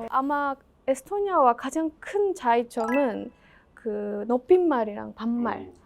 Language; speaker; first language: Korean; non-native, fluent; Estonian